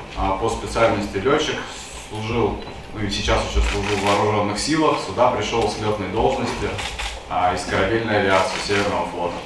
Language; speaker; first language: Russian; native; Russian